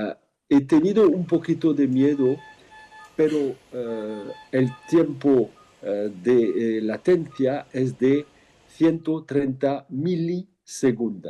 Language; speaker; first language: Spanish; non-native, fluent; French